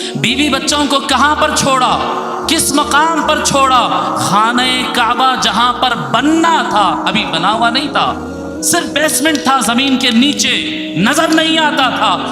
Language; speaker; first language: Urdu; native; Urdu